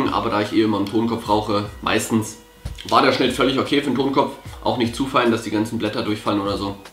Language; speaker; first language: German; native; German